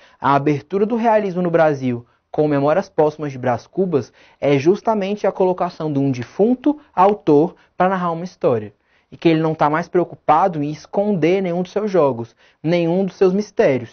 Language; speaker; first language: Portuguese; native; Portuguese